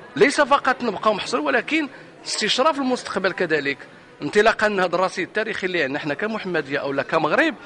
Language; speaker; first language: Arabic; native; Arabic